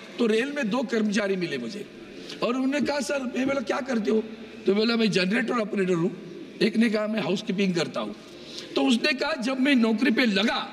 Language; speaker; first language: Hindi; non-native, local second language; Marathi